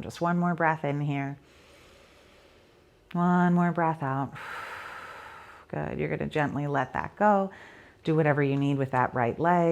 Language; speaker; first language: English; native; English